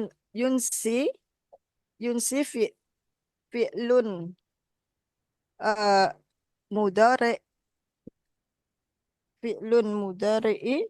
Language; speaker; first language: Arabic; non-native, learner; Indonesian